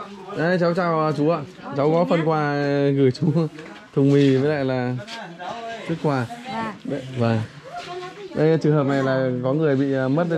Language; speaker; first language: Vietnamese; native; Vietnamese